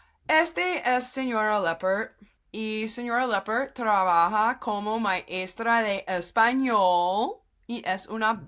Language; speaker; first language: Spanish; non-native, fluent; English